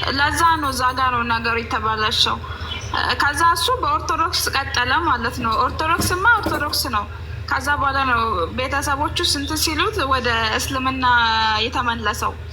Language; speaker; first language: Amharic; native; Amharic